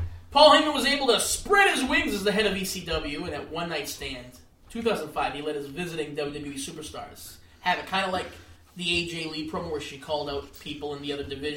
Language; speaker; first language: English; early bilingual, other home language; Greek